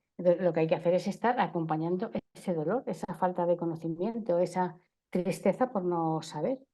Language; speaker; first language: Spanish; native; Spanish